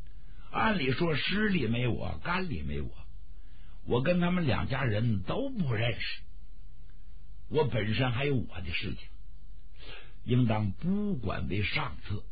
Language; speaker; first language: Chinese; native; Chinese